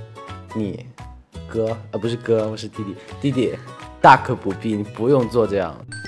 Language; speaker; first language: Chinese; non-native, fluent; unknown